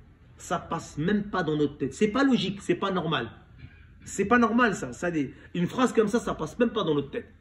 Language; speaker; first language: French; native; French